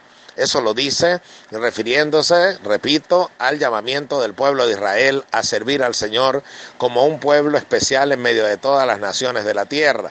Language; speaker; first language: Spanish; native; Spanish